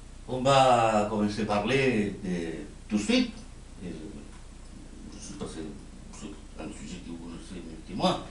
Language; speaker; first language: French; non-native, fluent; Spanish